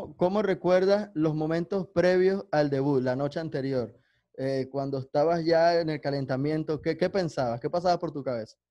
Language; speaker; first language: Spanish; native; Spanish